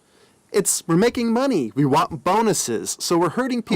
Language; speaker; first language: English; native; English